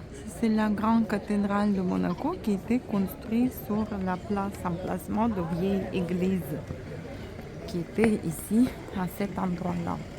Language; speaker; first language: French; non-native, fluent; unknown